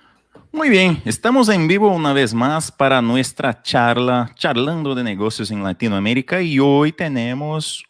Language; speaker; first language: Spanish; non-native, fluent; Portuguese